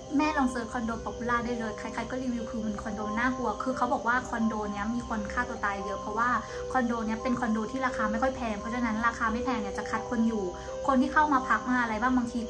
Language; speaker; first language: Thai; native; Thai